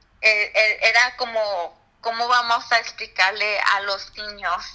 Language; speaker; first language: Spanish; early bilingual, heritage; Spanish